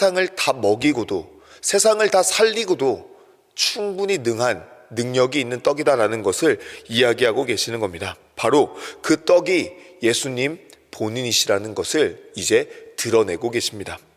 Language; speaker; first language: Korean; native; Korean